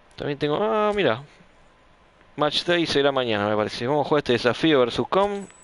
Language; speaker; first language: Spanish; native; Spanish